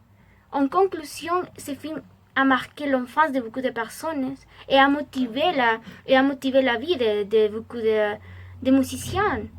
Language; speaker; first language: French; non-native, learner; Spanish